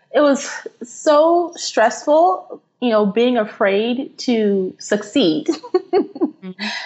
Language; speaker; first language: English; non-native, local second language; Yoruba